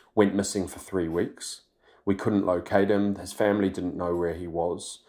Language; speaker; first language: English; native; English